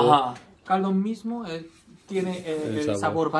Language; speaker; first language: Spanish; non-native, fluent; Korean